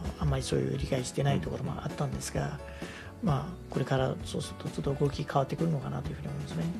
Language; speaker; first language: Japanese; non-native, fluent; Nepali